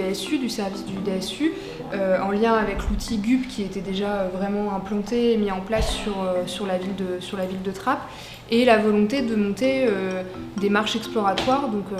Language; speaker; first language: French; native; French